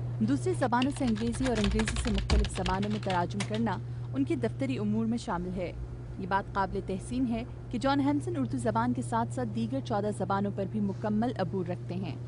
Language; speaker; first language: Urdu; native; Urdu